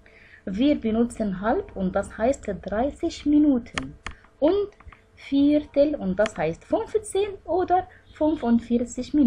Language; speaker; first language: German; non-native, fluent; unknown